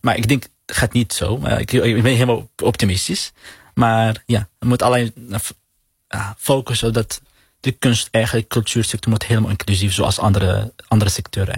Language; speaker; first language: Dutch; non-native, learner; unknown